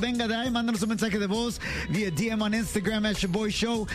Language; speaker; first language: Spanish; early bilingual, other home language; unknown